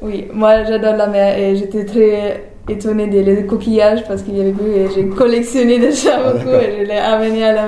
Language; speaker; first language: French; non-native, learner; German